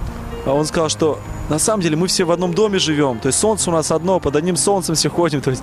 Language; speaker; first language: Russian; native; Russian